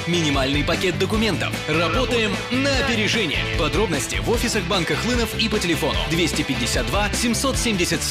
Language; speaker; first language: Russian; native; Russian